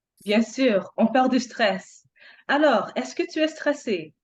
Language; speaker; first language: French; non-native, fluent; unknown